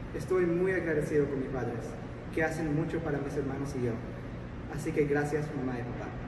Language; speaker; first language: Spanish; early bilingual, heritage; Spanish